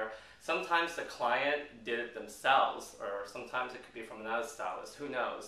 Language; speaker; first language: English; native; English